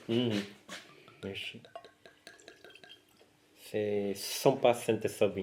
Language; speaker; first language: French; non-native, learner; Japanese